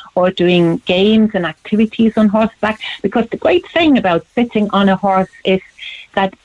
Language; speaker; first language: English; non-native, fluent; German